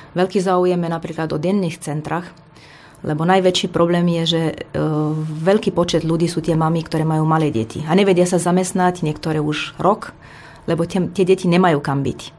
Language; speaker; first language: Slovak; non-native, fluent; Romanian